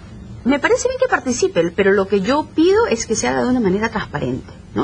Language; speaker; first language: Spanish; native; Spanish